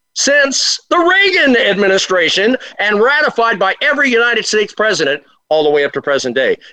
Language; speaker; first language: English; native; English